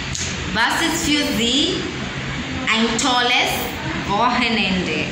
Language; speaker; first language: German; non-native, learner; English